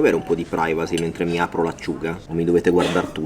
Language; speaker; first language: Italian; native; Italian